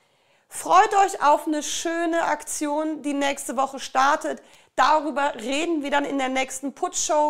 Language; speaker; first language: German; native; German